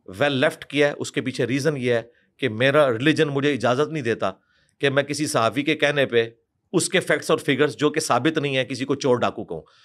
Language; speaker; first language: Urdu; non-native, local second language; Punjabi